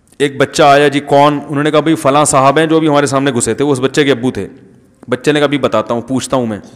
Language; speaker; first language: Urdu; native; Urdu